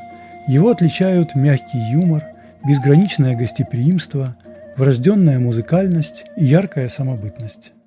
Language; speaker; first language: Russian; native; Russian